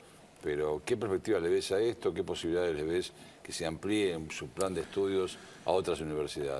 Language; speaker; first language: Spanish; native; Spanish